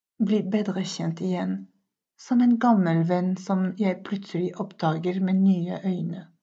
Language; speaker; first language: Norwegian; non-native, fluent; French